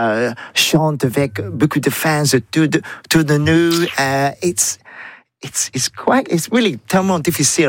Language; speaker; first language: French; non-native, learner; English